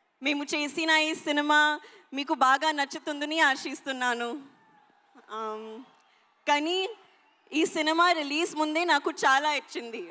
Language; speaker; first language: Telugu; non-native, learner; Hindi